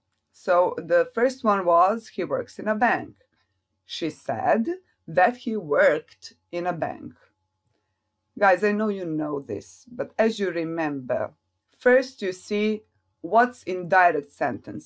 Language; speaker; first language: English; non-native, fluent; Serbian